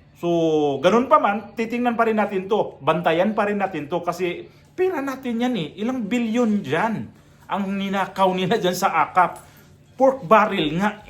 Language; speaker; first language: Filipino; non-native, local second language; Cebuano